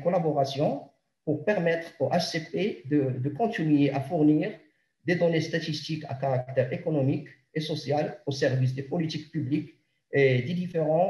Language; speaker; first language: French; non-native, local second language; Arabic